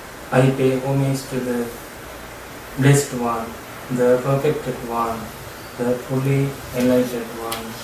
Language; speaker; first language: English; non-native, learner; Sinhala